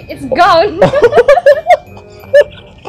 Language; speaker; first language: English; non-native, learner; Indonesian